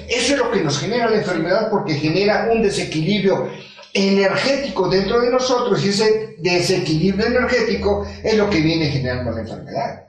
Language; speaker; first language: Spanish; native; Spanish